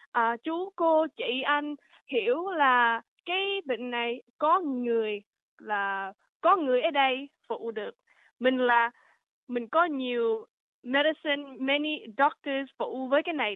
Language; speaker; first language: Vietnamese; early bilingual, heritage; Vietnamese